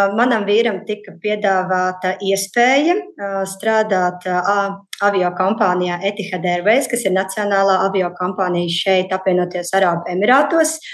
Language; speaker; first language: Latvian; native; Latvian